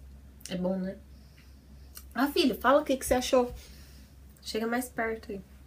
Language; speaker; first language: Portuguese; native; Portuguese